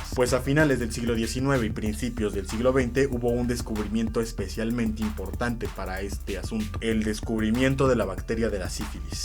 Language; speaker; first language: Spanish; native; Spanish